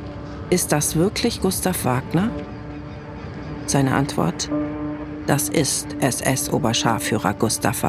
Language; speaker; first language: German; native; German